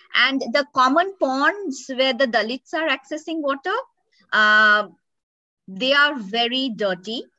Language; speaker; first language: English; non-native, local second language; Bangla